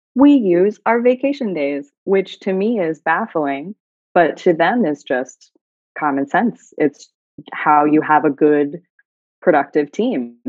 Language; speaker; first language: English; native; English